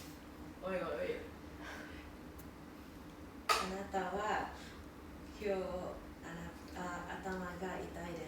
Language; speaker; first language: Japanese; non-native, learner; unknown